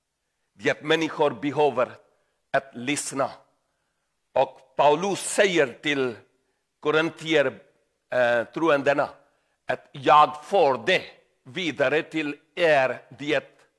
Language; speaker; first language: Swedish; non-native, learner; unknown